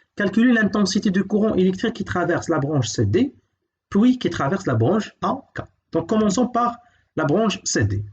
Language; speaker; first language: French; non-native, local second language; Arabic